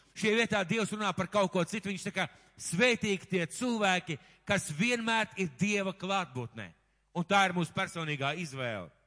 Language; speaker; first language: Latvian; native; Latvian